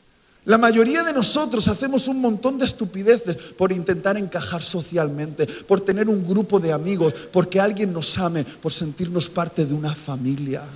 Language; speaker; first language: Spanish; native; Spanish